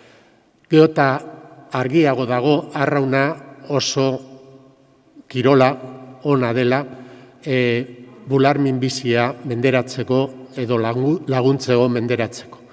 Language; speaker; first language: Basque; non-native, local second language; Spanish